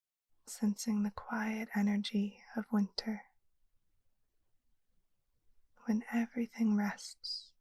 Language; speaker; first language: English; native; English